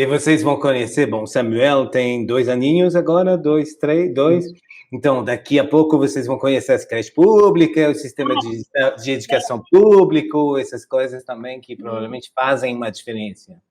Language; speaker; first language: Portuguese; non-native, fluent; French